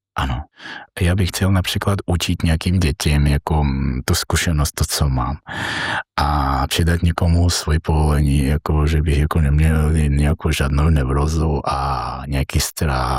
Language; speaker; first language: Czech; non-native, fluent; Georgian